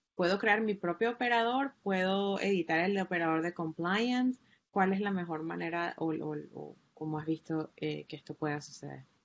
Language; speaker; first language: Spanish; native; Spanish